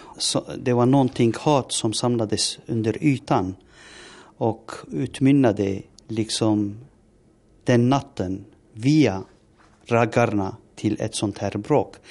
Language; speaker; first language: Swedish; non-native, fluent; Turoyo